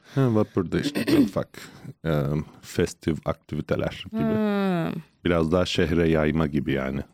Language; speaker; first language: Turkish; native; Turkish